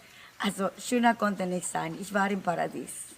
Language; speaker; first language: German; non-native, fluent; Spanish